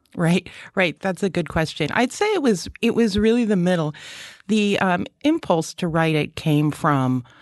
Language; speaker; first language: English; native; English